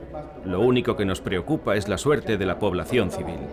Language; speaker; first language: Spanish; native; Spanish